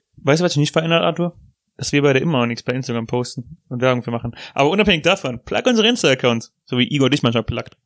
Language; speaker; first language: German; native; German